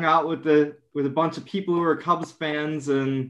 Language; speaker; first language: English; native; English